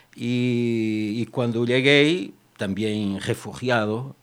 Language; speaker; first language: Spanish; non-native, fluent; Portuguese